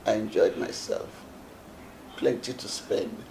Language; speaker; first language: English; non-native, local second language; Yoruba